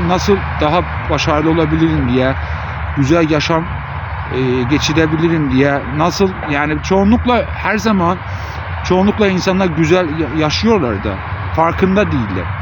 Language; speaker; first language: Turkish; non-native, fluent; Azerbaijani